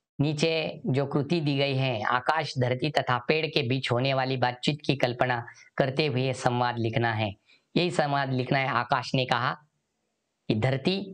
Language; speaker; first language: Hindi; non-native, local second language; Marathi